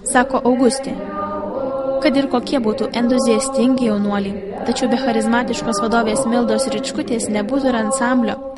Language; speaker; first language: Lithuanian; native; Lithuanian